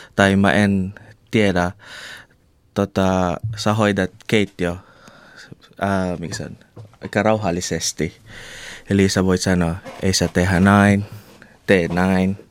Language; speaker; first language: Finnish; non-native, learner; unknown